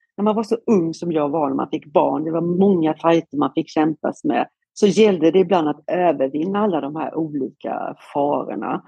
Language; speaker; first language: Swedish; native; Swedish